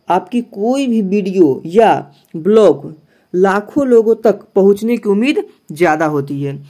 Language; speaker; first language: Hindi; native; Hindi